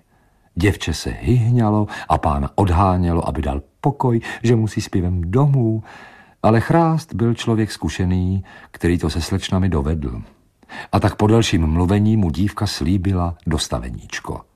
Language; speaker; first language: Czech; native; Czech